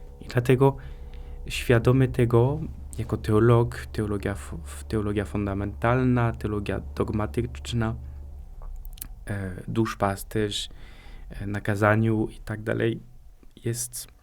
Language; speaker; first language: Polish; non-native, fluent; French